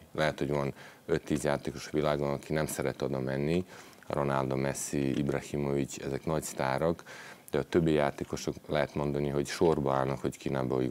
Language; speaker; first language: Hungarian; non-native, fluent; Serbian